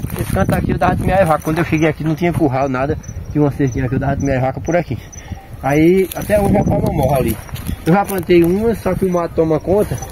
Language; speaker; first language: Portuguese; native; Portuguese